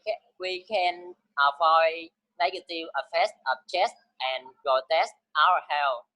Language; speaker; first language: English; non-native, learner; Vietnamese